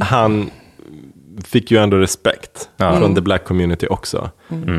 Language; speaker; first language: Swedish; native; Swedish